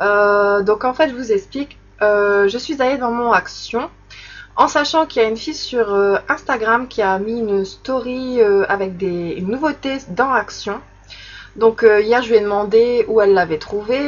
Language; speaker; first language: French; native; French